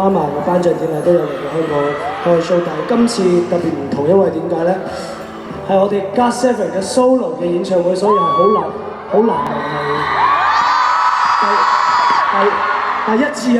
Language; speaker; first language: Cantonese; native; Cantonese